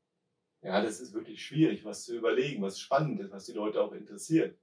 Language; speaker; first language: German; native; German